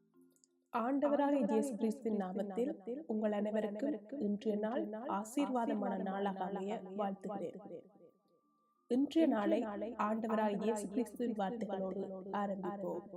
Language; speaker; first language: Tamil; native; Tamil